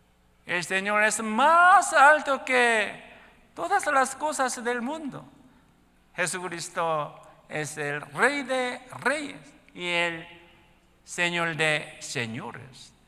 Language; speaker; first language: Spanish; non-native, learner; Korean